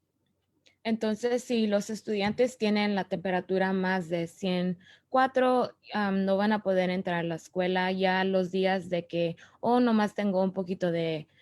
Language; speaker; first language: Spanish; early bilingual, other home language; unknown